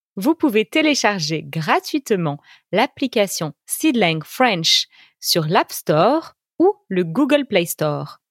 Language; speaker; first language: French; native; French